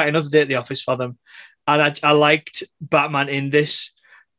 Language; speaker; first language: English; native; English